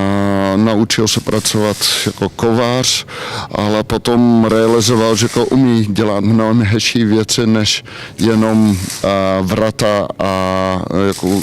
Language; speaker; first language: Czech; non-native, learner; Dutch